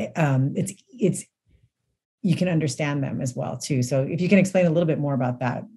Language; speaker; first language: English; native; English